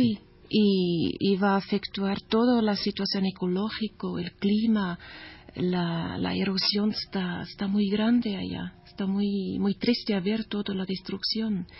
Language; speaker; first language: Spanish; non-native, learner; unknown